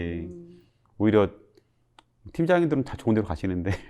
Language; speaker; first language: Korean; native; Korean